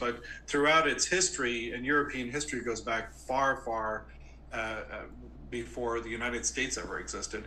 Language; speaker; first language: English; native; English